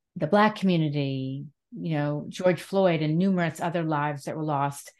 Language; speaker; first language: English; native; English